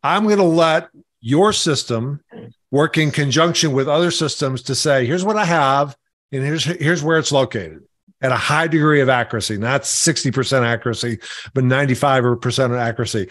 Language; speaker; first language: English; native; English